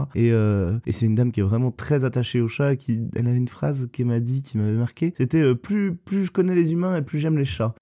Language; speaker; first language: French; native; French